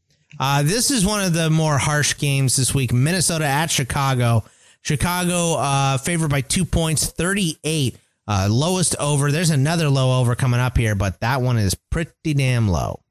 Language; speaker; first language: English; native; English